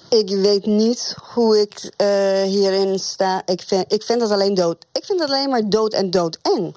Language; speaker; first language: Dutch; non-native, fluent; Persian